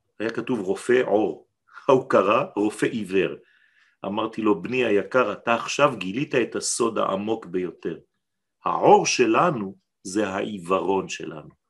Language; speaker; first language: Hebrew; non-native, fluent; French